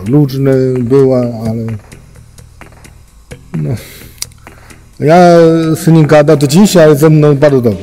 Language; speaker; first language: Polish; non-native, learner; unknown